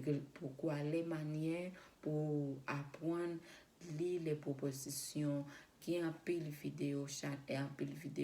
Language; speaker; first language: French; non-native, learner; Spanish